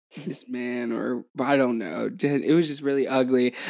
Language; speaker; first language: English; native; English